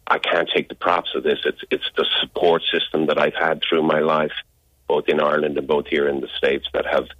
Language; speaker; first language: English; native; English